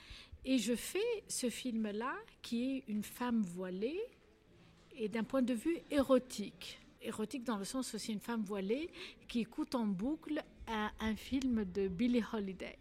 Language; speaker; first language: French; non-native, local second language; Arabic